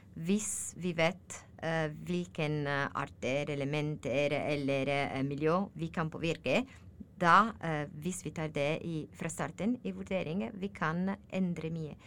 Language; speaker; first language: Norwegian; non-native, learner; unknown